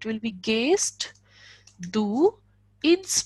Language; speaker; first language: German; non-native, fluent; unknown